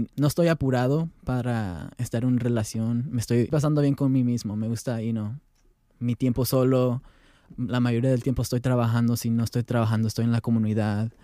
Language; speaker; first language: Spanish; early bilingual, heritage; Spanish